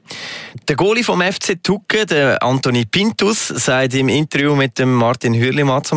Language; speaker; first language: German; native; German